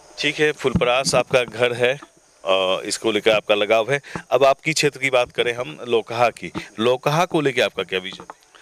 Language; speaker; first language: Hindi; native; Hindi